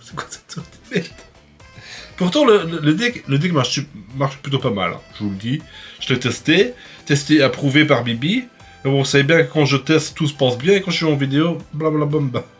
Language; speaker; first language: French; native; French